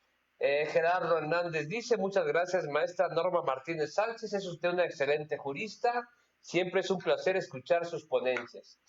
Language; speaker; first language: Spanish; native; Spanish